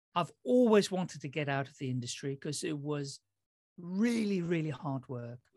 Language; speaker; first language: English; early bilingual, other home language; Dutch